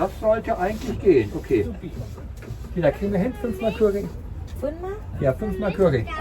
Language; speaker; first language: German; native; German